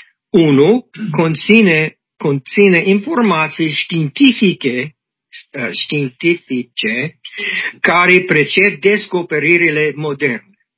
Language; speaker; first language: Romanian; non-native, learner; English